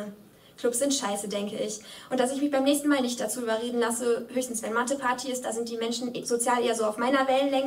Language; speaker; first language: German; native; German